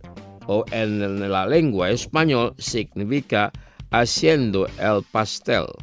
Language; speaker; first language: Spanish; non-native, fluent; Indonesian